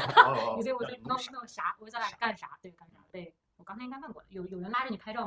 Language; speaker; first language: Chinese; native; Chinese